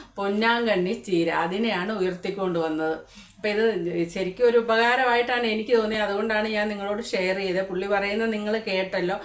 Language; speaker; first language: Malayalam; native; Malayalam